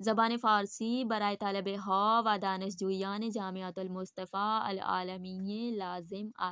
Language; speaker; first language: Persian; non-native, fluent; Urdu